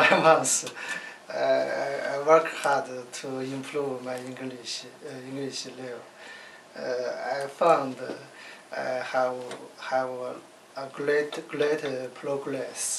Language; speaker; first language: English; non-native, learner; Thai